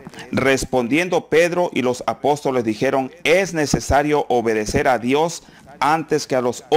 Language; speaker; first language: Spanish; native; Spanish